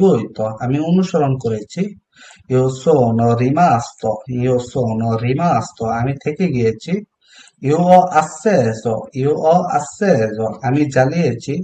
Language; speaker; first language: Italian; non-native, fluent; Bangla